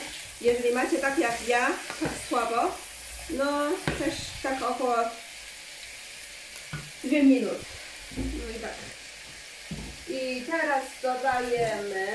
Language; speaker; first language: Polish; non-native, learner; Chinese